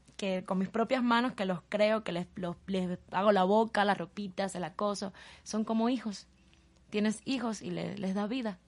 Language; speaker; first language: Spanish; native; Spanish